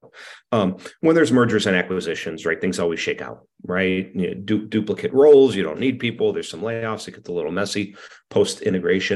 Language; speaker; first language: English; native; English